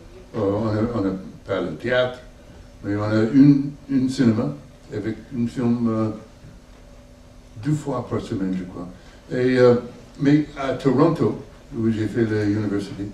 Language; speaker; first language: French; non-native, learner; English